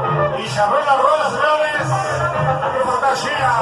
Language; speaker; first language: Spanish; native; Spanish